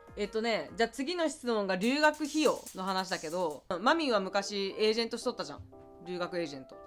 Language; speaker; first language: Japanese; native; Japanese